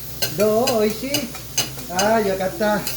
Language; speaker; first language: Japanese; non-native, learner; Spanish